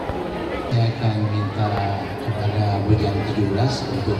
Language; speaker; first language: Indonesian; non-native, local second language; Minangkabau